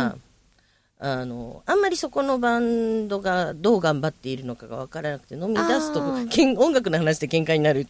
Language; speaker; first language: Japanese; native; Japanese